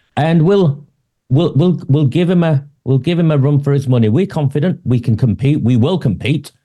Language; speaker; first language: English; native; English